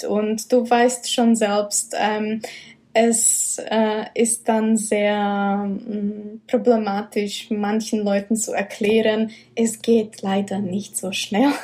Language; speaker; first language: German; non-native, fluent; Czech